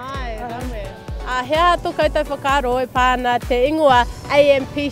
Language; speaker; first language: Māori; non-native, learner; English